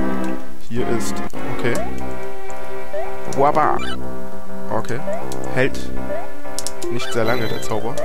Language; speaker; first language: German; native; German